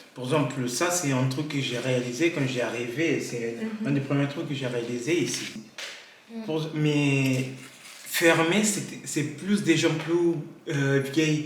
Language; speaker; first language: French; non-native, learner; Kabuverdianu